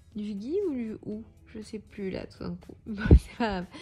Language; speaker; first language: French; native; French